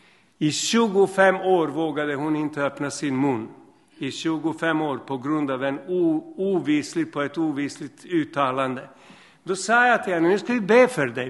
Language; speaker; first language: Swedish; non-native, fluent; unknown